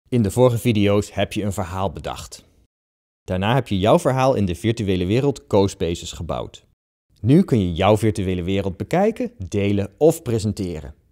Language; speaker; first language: Dutch; native; Dutch